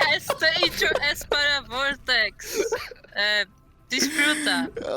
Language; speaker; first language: Spanish; non-native, learner; English